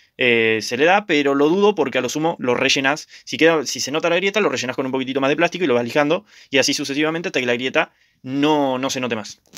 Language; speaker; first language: Spanish; native; Spanish